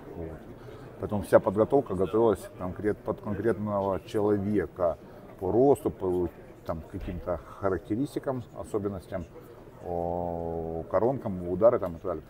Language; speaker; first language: Russian; native; Russian